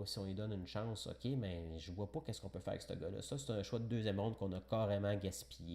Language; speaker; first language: French; native; French